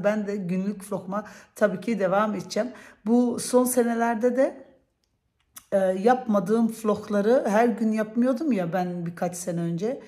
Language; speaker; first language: Turkish; early bilingual, heritage; Turkish